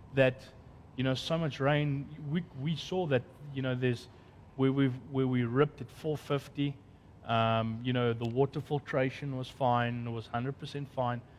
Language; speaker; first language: English; non-native, local second language; Afrikaans